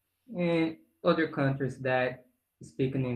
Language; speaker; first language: English; non-native, learner; Portuguese